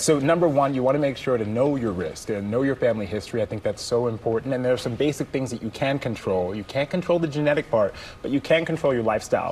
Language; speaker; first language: English; native; English